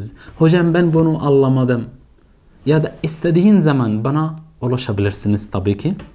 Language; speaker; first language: Turkish; non-native, fluent; Arabic